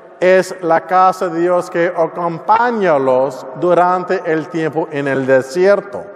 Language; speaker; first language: Spanish; non-native, learner; English